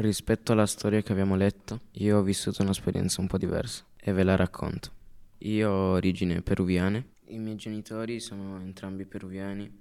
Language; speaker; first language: Italian; early bilingual, other home language; Spanish